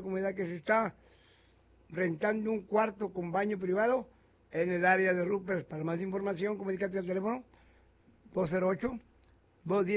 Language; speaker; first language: Spanish; native; Spanish